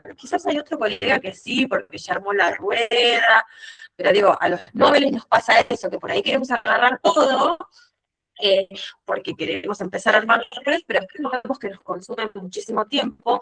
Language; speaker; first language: Spanish; native; Spanish